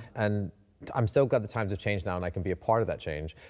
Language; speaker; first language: English; native; English